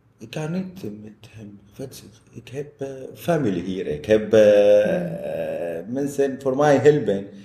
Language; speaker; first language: Dutch; non-native, learner; Arabic